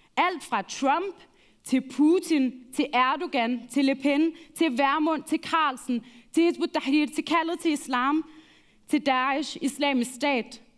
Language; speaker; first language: Danish; early bilingual, other home language; Arabic